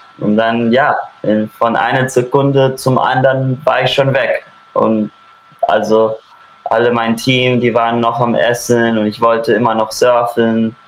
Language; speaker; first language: German; early bilingual, heritage; German